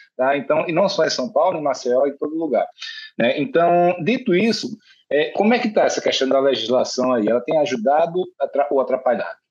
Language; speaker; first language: Portuguese; native; Portuguese